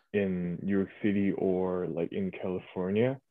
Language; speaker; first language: English; early bilingual, other home language; Korean